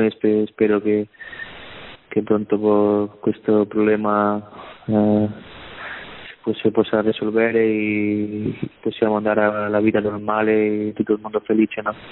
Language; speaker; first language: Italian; non-native, learner; Spanish